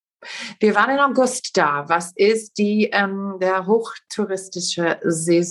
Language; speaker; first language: German; non-native, fluent; English